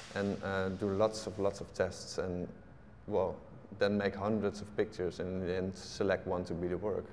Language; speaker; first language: English; non-native, fluent; Dutch